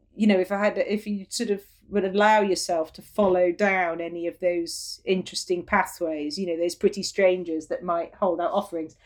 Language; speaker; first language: English; native; English